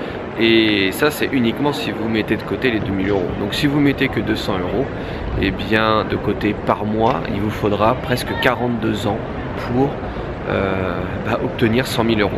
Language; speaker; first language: French; native; French